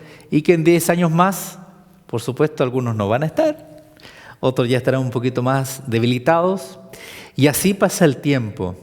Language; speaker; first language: Spanish; native; Spanish